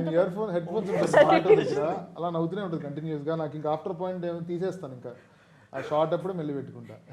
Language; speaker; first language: Telugu; native; Telugu